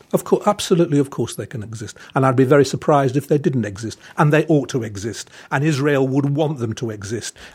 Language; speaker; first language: English; native; English